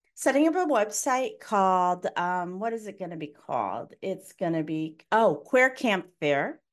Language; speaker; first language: English; native; English